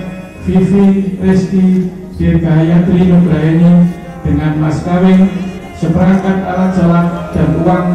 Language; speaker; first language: Indonesian; native; Indonesian